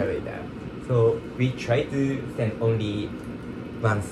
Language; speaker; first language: English; non-native, learner; Japanese